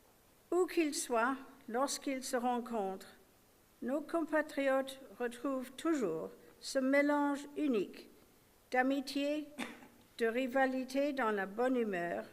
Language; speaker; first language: French; non-native, fluent; English